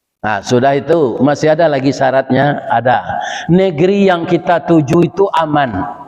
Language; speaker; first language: Malay; non-native, local second language; Minangkabau